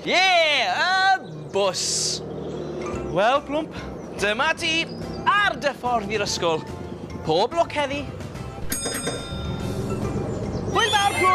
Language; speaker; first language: Welsh; native; Welsh